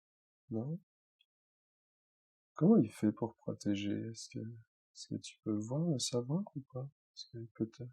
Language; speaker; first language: French; native; French